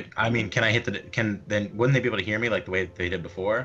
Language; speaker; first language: English; native; English